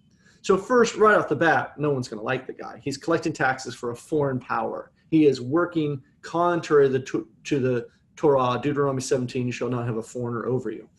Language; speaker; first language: English; native; English